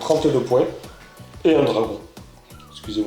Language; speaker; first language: French; native; French